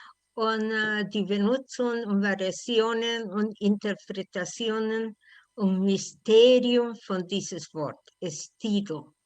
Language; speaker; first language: German; non-native, learner; Spanish